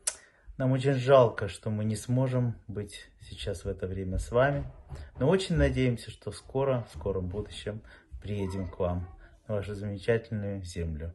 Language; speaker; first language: Russian; native; Russian